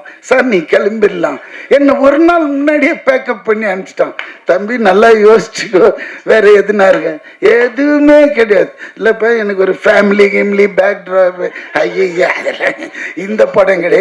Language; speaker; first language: Tamil; native; Tamil